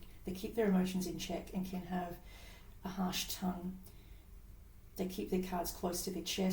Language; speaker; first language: English; native; English